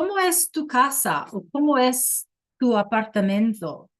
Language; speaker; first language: Spanish; non-native, fluent; English